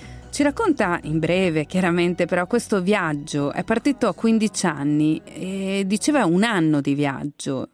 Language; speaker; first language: Italian; native; Italian